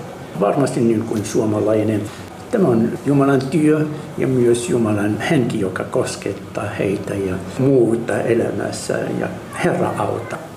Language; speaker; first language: Finnish; non-native, fluent; Arabic